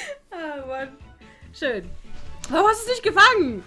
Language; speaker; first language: German; native; German